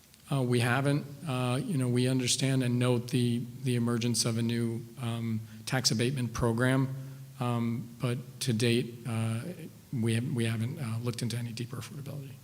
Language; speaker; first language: English; native; English